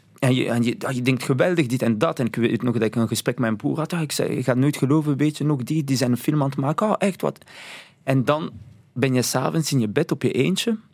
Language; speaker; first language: Dutch; early bilingual, other home language; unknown